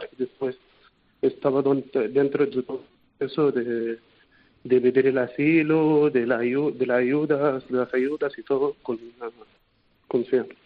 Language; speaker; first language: Spanish; non-native, fluent; Arabic